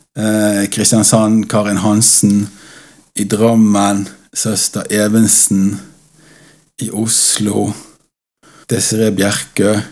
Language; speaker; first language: Norwegian; native; Norwegian